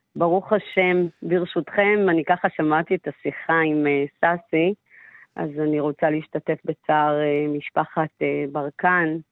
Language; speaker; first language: Hebrew; early bilingual, other home language; Amharic